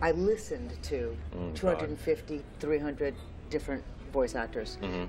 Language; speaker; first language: English; native; English